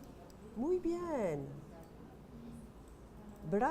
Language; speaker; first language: Spanish; non-native, fluent; French